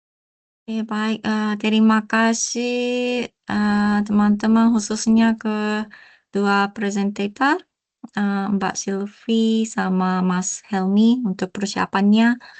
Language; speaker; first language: Indonesian; non-native, learner; Japanese